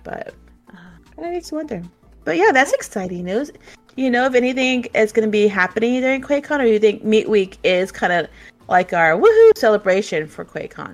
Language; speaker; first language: English; native; English